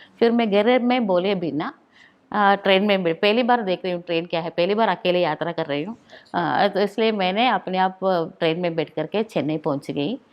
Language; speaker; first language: Hindi; non-native, local second language; Malayalam